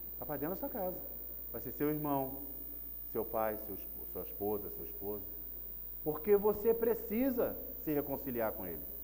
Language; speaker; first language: Portuguese; native; Portuguese